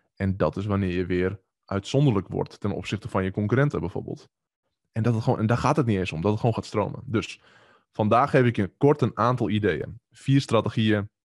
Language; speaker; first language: Dutch; native; Dutch